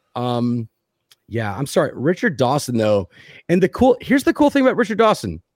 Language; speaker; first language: English; native; English